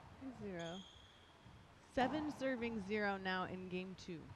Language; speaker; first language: English; native; English